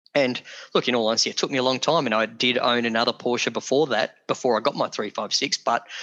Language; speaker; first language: English; native; English